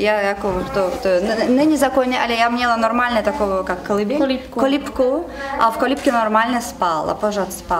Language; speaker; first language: Czech; non-native, learner; Russian